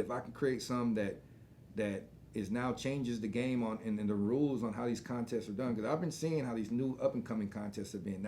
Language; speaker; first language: English; native; English